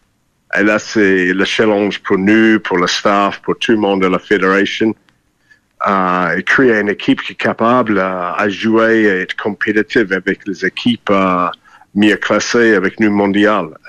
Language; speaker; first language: French; non-native, fluent; English